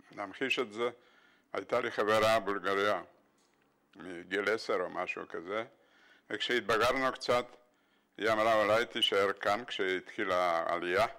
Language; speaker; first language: Hebrew; non-native, fluent; Bulgarian